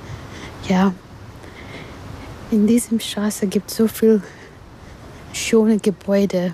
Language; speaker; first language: German; non-native, learner; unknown